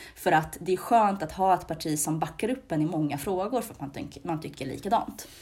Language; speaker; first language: Swedish; early bilingual, other home language; Hungarian